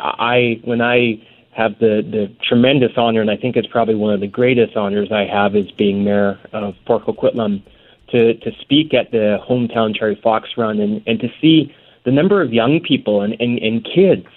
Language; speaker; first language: English; native; English